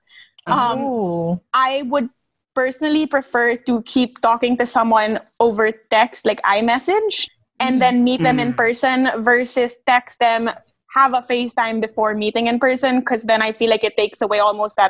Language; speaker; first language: English; non-native, local second language; Filipino